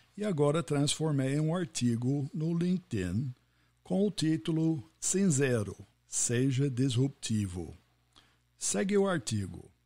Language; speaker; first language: Portuguese; non-native, fluent; English